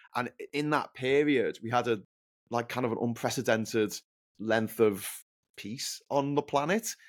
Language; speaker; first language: English; native; English